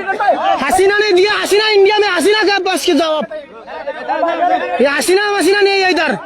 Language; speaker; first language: Hindi; non-native, learner; Bangla